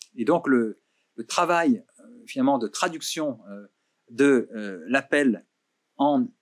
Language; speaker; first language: French; native; French